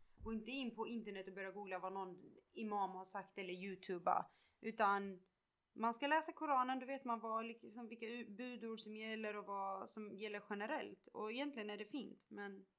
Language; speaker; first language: Swedish; early bilingual, other home language; Kurdish